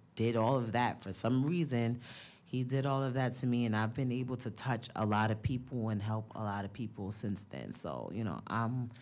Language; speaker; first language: English; native; English